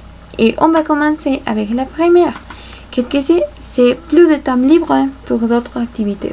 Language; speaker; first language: French; non-native, fluent; Spanish